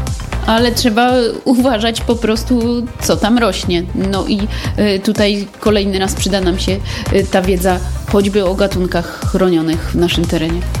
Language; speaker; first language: Polish; native; Polish